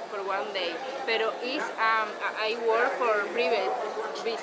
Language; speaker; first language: English; non-native, learner; Spanish